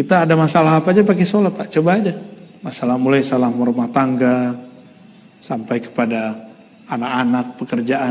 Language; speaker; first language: Indonesian; native; Indonesian